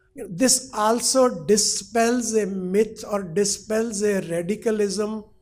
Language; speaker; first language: English; non-native, local second language; Punjabi